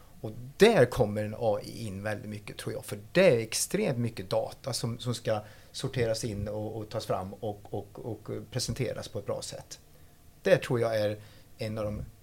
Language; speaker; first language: Swedish; non-native, fluent; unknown